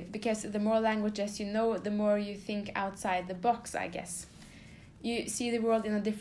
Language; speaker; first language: English; non-native, fluent; Norwegian